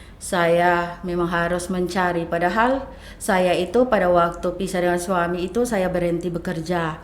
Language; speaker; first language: Indonesian; non-native, fluent; Filipino